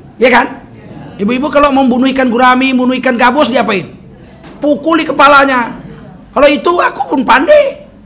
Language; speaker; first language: Indonesian; native; Indonesian